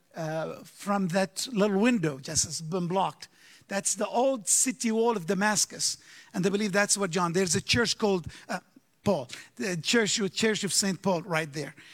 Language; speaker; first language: English; early bilingual, other home language; Arabic